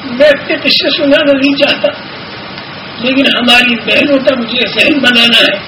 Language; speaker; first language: Urdu; native; Urdu